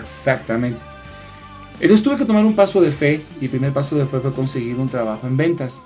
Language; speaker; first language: Spanish; native; Spanish